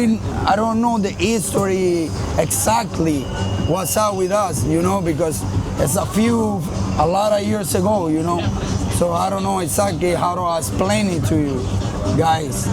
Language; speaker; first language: English; non-native, learner; Spanish